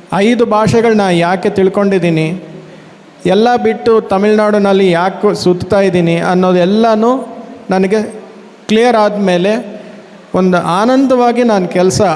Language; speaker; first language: Kannada; non-native, local second language; Telugu